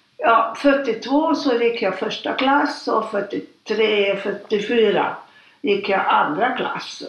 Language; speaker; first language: Swedish; non-native, fluent; Hungarian